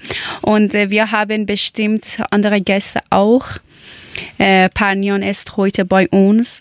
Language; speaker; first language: German; non-native, learner; Persian